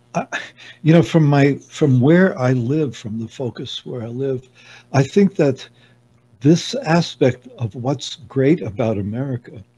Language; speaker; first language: English; native; English